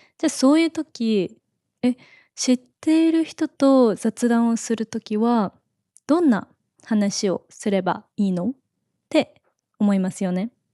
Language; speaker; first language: Japanese; native; Japanese